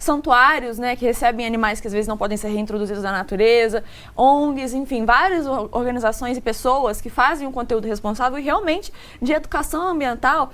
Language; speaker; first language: Portuguese; native; Portuguese